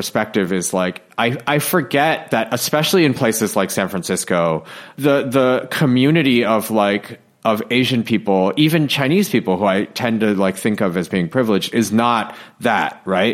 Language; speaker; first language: English; native; English